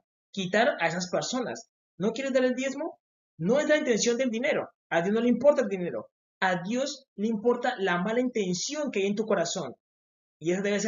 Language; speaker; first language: Spanish; native; Spanish